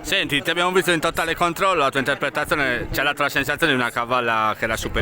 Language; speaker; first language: Italian; native; Italian